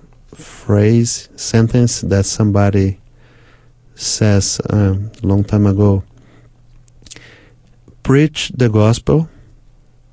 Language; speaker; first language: English; non-native, fluent; Portuguese